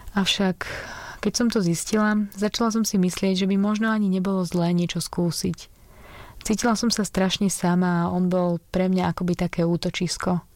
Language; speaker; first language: Slovak; native; Slovak